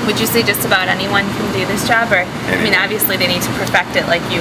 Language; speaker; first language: English; native; English